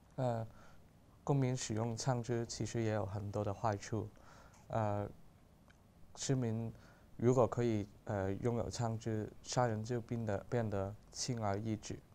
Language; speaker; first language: Chinese; non-native, local second language; Cantonese